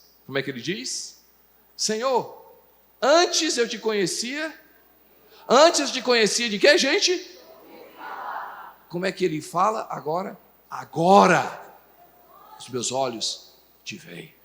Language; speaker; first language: Portuguese; native; Portuguese